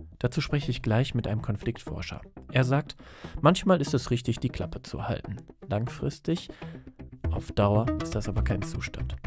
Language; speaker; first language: German; native; German